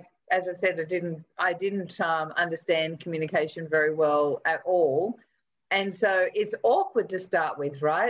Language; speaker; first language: English; native; English